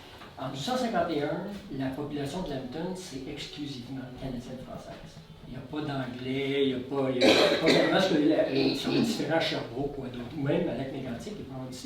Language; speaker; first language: French; native; French